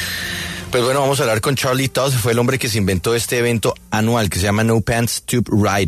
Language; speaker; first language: Spanish; native; Spanish